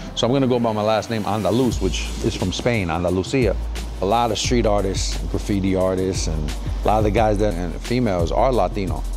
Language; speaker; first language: English; native; English